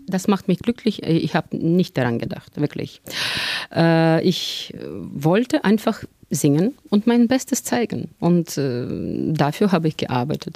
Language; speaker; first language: German; non-native, fluent; Russian